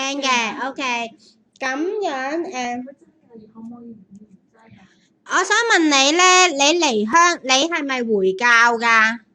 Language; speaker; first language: Chinese; native; Chinese